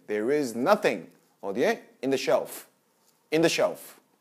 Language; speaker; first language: English; non-native, fluent; Korean